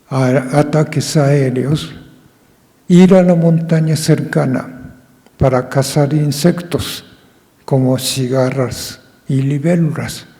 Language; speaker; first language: Spanish; non-native, fluent; Japanese